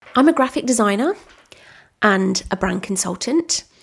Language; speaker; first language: English; native; English